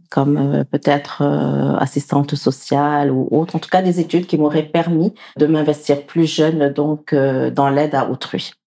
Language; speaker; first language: French; non-native, local second language; Wolof